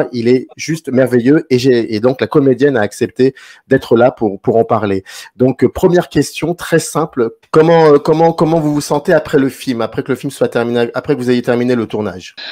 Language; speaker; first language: French; native; French